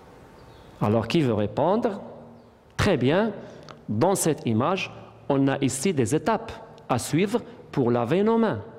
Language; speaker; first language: French; non-native, local second language; Arabic